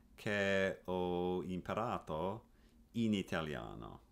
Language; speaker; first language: Italian; non-native, learner; English